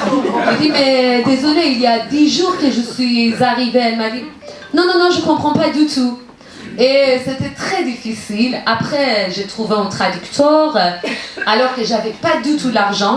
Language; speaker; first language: French; non-native, learner; Persian